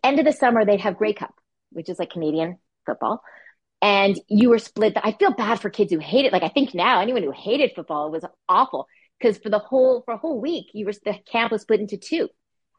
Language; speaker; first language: English; native; English